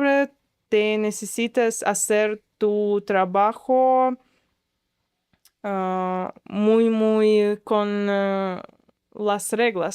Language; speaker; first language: Spanish; non-native, learner; Russian